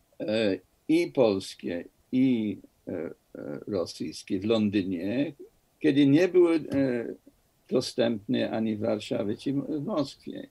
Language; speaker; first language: Polish; non-native, fluent; English